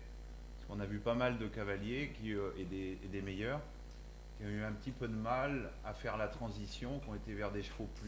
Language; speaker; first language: French; native; French